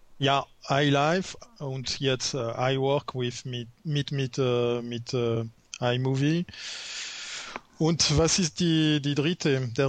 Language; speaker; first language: German; non-native, learner; French